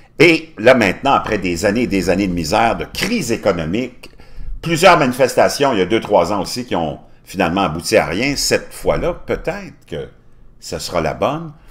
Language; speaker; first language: French; native; French